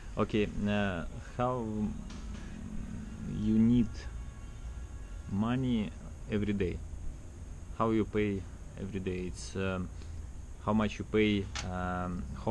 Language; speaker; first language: English; non-native, learner; Russian